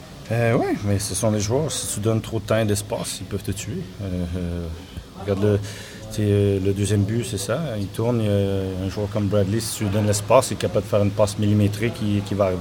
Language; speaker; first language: French; native; French